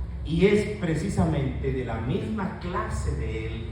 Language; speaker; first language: Spanish; native; Spanish